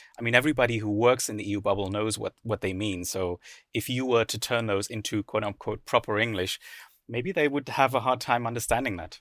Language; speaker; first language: English; non-native, fluent; German